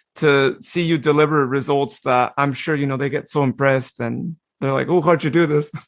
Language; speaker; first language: English; native; English